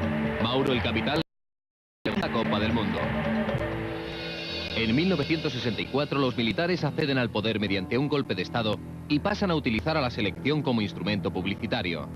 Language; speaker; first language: Spanish; native; Spanish